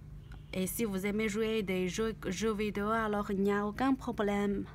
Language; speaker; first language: French; non-native, learner; Chinese